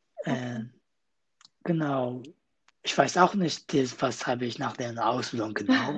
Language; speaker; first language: German; non-native, learner; Kurdish